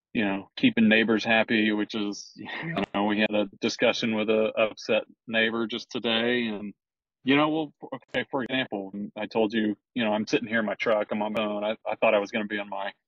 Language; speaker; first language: English; native; English